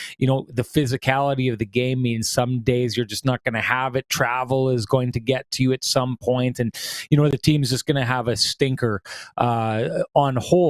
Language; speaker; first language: English; native; English